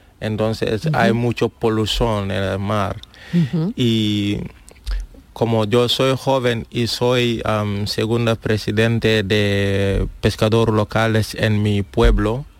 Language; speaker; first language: Spanish; non-native, learner; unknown